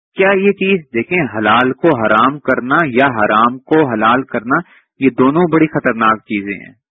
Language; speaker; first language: Urdu; native; Urdu